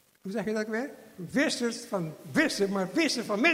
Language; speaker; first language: Dutch; non-native, fluent; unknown